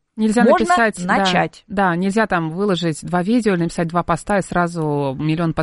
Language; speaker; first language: Russian; native; Russian